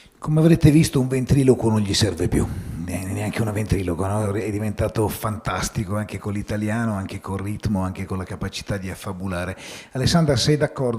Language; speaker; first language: Italian; native; Italian